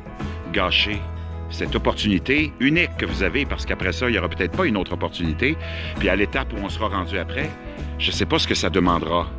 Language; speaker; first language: French; native; French